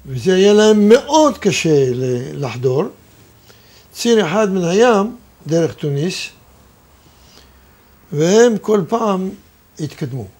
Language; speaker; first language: Hebrew; non-native, fluent; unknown